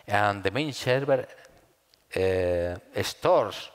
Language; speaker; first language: English; non-native, fluent; Spanish